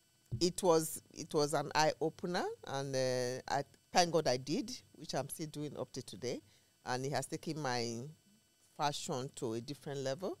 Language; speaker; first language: English; non-native, local second language; Esan